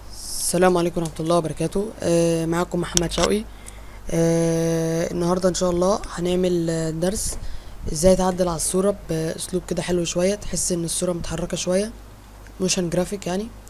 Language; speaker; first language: Arabic; native; Arabic